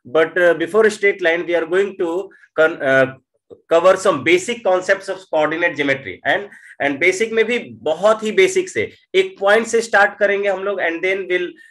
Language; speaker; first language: Hindi; native; Hindi